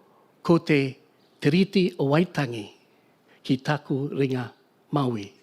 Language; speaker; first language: Māori; non-native, learner; Tamil